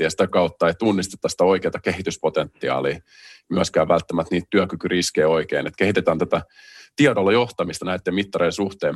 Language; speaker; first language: Finnish; native; Finnish